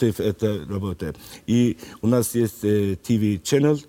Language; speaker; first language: Russian; non-native, learner; Turkish